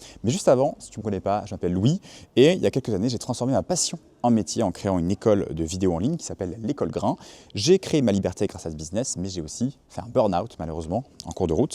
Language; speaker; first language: French; native; French